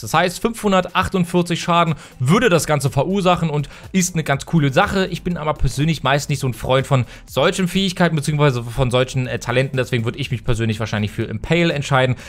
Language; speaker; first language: German; native; German